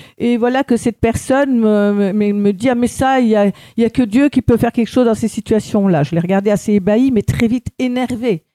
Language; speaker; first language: French; native; French